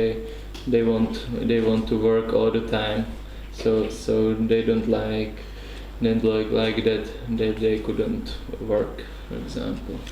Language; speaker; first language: English; non-native, learner; Czech